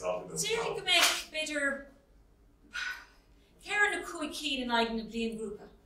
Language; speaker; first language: Irish; non-native, local second language; English